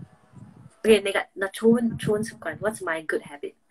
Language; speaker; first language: Korean; non-native, fluent; English